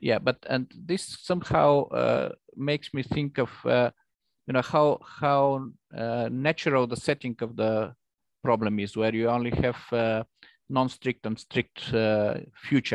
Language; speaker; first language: English; non-native, fluent; Bulgarian